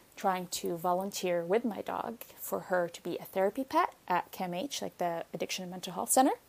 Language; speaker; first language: English; non-native, fluent; Arabic